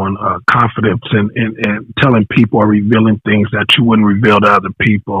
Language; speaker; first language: English; native; English